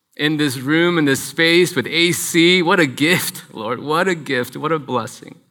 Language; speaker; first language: English; early bilingual, other home language; Spanish